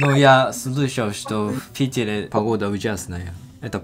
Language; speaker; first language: Russian; non-native, fluent; Japanese